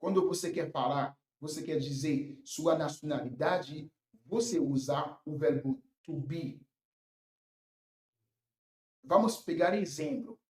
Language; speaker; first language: Portuguese; non-native, fluent; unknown